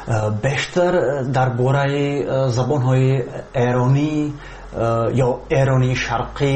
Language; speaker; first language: Persian; non-native, fluent; Czech